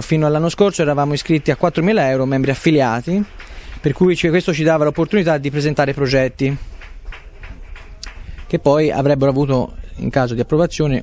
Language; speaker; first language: Italian; native; Italian